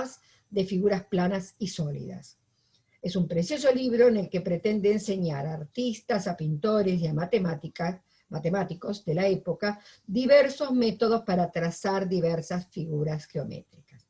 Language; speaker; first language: Spanish; native; Spanish